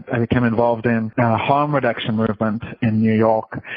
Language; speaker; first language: English; native; English